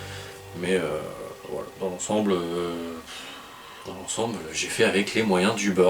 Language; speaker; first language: French; native; French